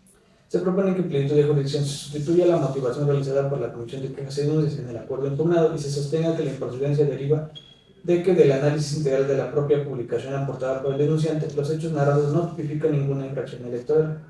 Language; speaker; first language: Spanish; native; Spanish